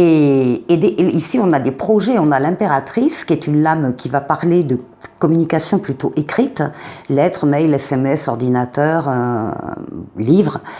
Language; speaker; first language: French; native; French